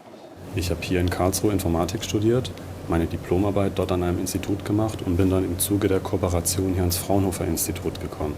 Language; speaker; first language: German; native; German